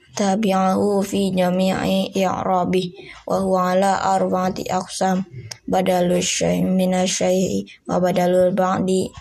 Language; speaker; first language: Arabic; non-native, learner; Indonesian